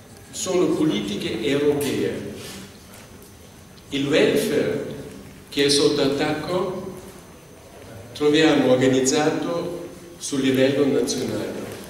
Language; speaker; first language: Italian; non-native, fluent; German